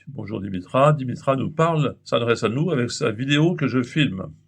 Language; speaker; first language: French; native; French